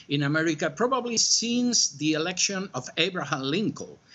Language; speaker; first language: English; non-native, fluent; Spanish